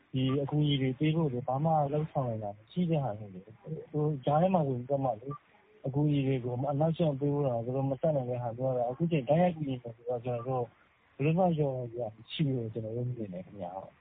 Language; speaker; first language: Burmese; non-native, local second language; S'gaw Karen